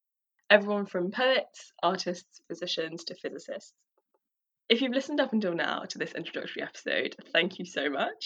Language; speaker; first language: English; native; English